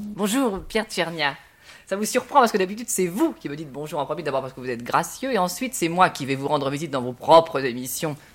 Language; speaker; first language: French; native; French